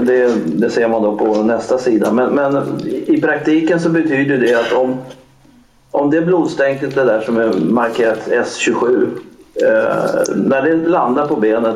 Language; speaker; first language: Swedish; native; Swedish